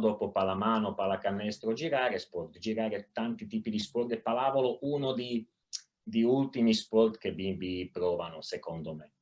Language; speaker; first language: Italian; non-native, fluent; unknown